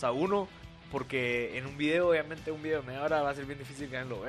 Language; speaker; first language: Spanish; native; Spanish